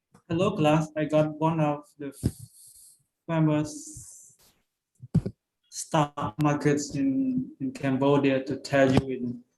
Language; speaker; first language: English; non-native, learner; Khmer